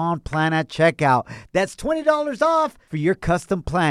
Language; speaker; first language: English; non-native, fluent; Spanish